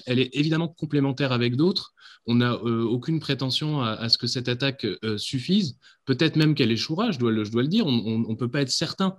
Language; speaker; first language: French; native; French